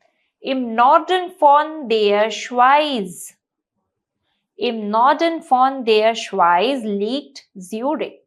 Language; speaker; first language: German; non-native, fluent; Hindi